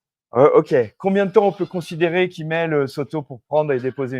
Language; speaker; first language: French; native; French